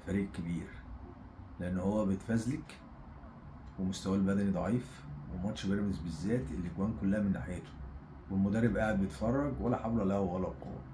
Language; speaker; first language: Arabic; native; Arabic